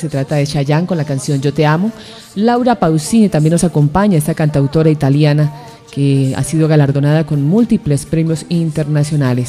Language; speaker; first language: Spanish; native; Spanish